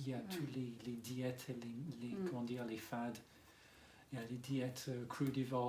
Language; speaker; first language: French; non-native, fluent; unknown